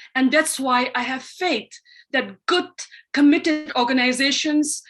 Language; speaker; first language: English; non-native, local second language; Manipuri